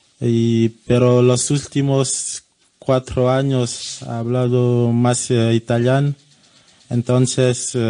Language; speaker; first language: Spanish; non-native, learner; French